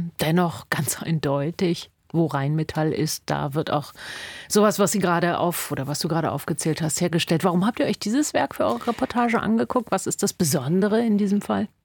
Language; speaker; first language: German; native; German